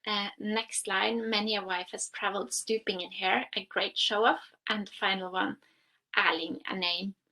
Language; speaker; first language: English; non-native, fluent; Norwegian